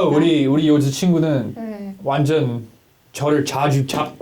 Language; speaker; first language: Korean; non-native, learner; English